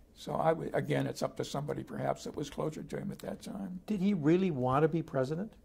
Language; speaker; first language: English; native; English